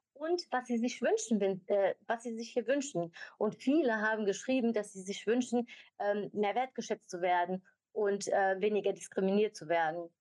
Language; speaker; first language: German; early bilingual, other home language; Albanian